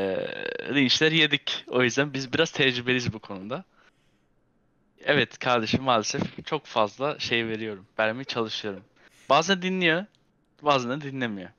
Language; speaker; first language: Turkish; early bilingual, heritage; Turkish